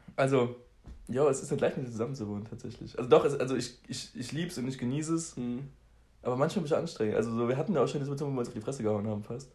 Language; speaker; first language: German; native; German